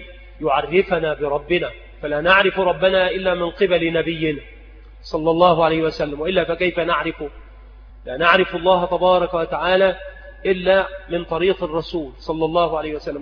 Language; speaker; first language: Arabic; native; Arabic